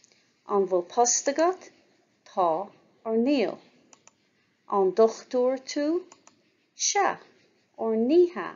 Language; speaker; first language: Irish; non-native, local second language; English